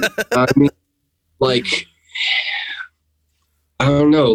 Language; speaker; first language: English; native; English